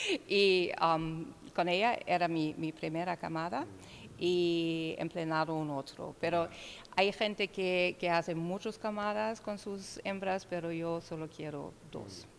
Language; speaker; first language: Spanish; non-native, learner; German